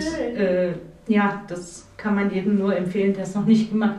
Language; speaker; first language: German; native; German